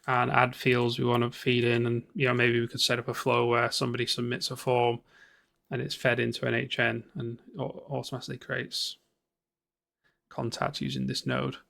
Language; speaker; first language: English; native; English